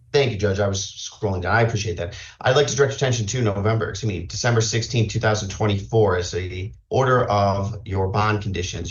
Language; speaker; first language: English; native; English